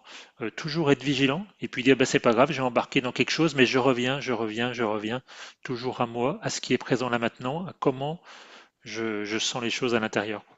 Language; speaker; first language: French; native; French